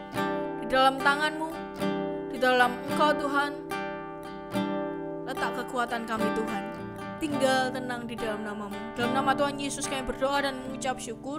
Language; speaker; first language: Indonesian; native; Indonesian